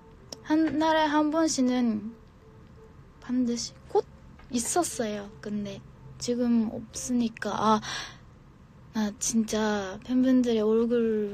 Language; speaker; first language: Korean; non-native, fluent; Japanese